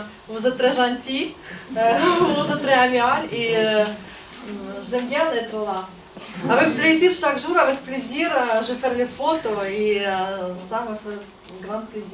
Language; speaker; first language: French; non-native, learner; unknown